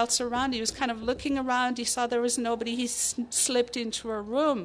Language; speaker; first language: English; native; English